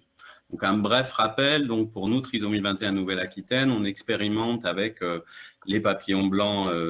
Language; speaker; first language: French; native; French